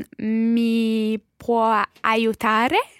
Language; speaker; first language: Italian; non-native, learner; English